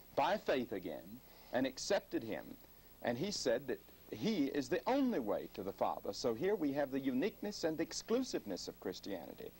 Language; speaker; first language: English; native; English